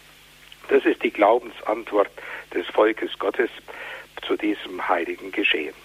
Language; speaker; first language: German; native; German